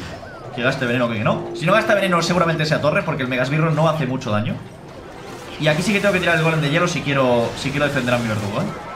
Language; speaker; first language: Spanish; native; Spanish